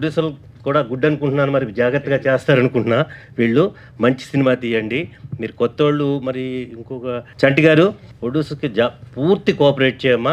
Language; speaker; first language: Telugu; native; Telugu